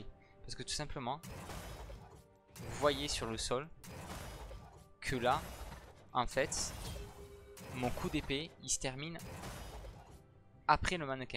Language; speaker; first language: French; native; French